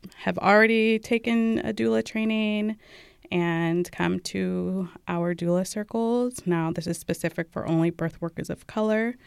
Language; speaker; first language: English; early bilingual, other home language; Amharic